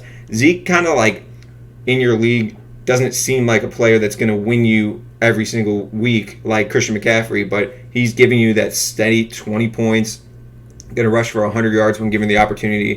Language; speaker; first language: English; native; English